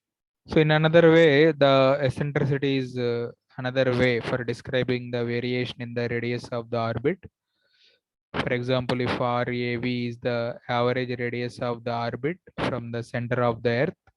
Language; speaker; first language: English; non-native, local second language; Telugu